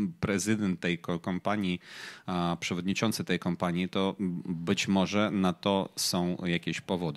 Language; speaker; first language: Polish; non-native, fluent; Ukrainian